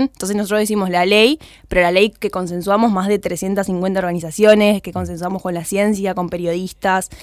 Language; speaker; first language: Spanish; native; Spanish